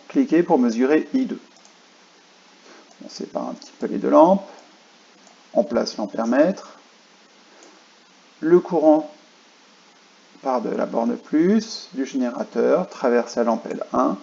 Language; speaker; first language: French; native; French